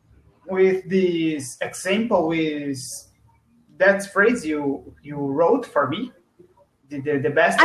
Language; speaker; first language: English; non-native, learner; Portuguese